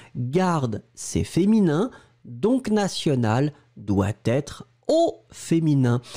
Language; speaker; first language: French; native; French